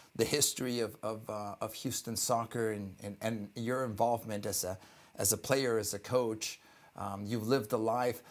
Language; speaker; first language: English; early bilingual, other home language; Spanish